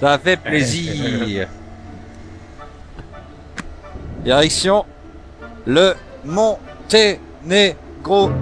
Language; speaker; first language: French; native; French